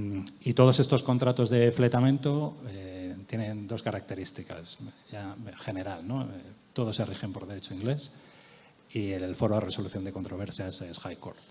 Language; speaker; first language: Spanish; native; Spanish